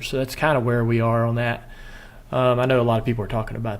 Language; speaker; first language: English; native; English